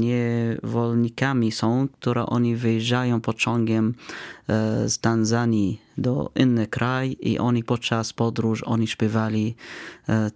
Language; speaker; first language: Polish; non-native, fluent; Arabic